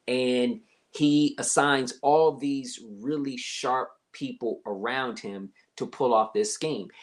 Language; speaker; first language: English; native; English